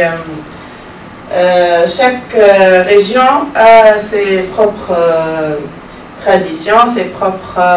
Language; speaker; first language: French; non-native, local second language; Arabic